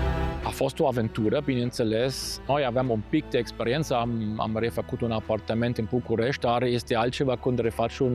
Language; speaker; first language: Romanian; non-native, fluent; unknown